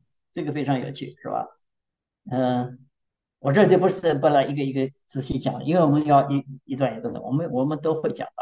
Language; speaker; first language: Chinese; native; Chinese